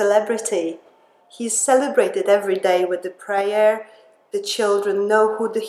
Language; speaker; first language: English; non-native, fluent; Polish